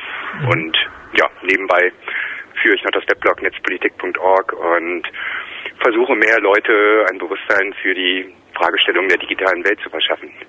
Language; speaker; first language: German; native; German